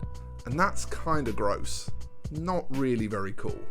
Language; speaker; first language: English; native; English